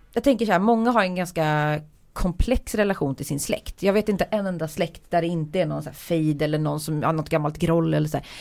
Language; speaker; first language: Swedish; early bilingual, other home language; Polish